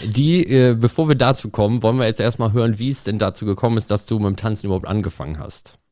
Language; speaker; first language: German; native; German